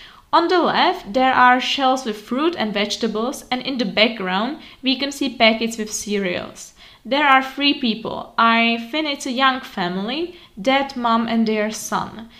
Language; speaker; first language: English; non-native, fluent; Czech